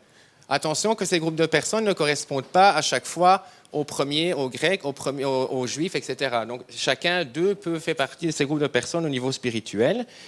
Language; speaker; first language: French; native; French